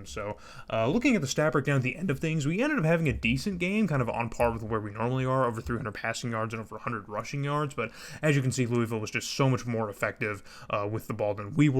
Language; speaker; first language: English; native; English